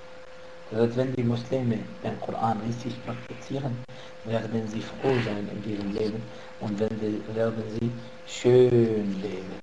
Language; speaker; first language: German; non-native, fluent; Arabic